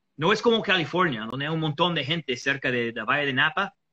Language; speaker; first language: Spanish; non-native, fluent; English